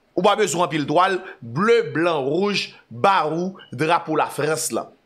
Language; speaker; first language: French; non-native, local second language; Haitian Creole